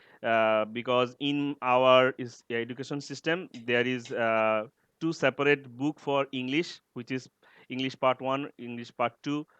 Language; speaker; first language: English; non-native, learner; Bangla